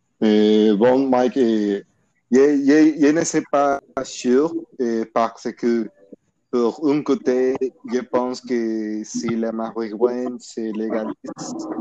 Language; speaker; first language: French; non-native, learner; Spanish